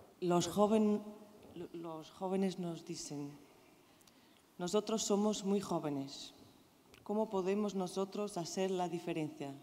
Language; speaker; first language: Spanish; non-native, learner; Portuguese